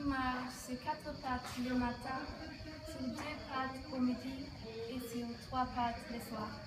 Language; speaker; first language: French; non-native, learner; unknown